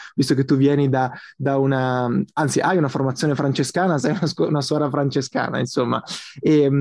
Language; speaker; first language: Italian; native; Italian